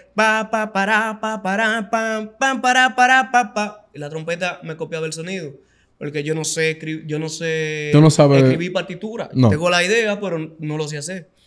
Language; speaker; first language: Spanish; native; Spanish